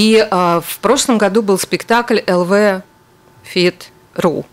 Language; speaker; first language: Russian; native; Russian